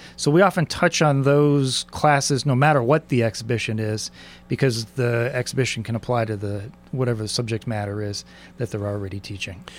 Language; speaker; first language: English; native; English